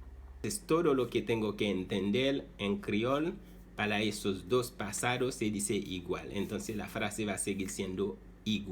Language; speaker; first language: Spanish; non-native, fluent; Haitian Creole